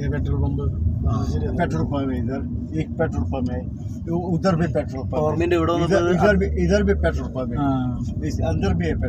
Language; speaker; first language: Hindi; non-native, local second language; Malayalam